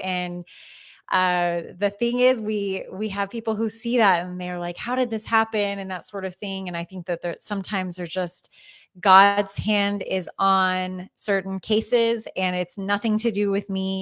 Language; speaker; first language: English; native; English